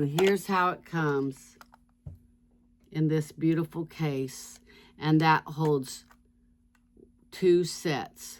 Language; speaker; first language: English; native; English